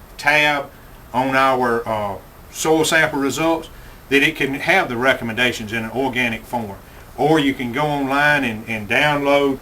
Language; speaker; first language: English; native; English